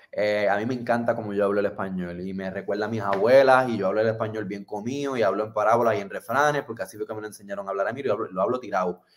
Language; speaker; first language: Spanish; early bilingual, other home language; English